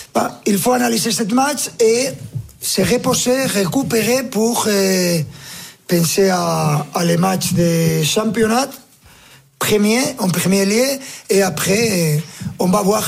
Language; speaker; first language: French; non-native, fluent; Spanish